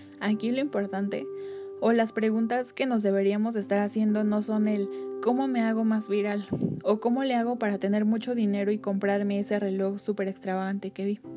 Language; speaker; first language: Spanish; native; Spanish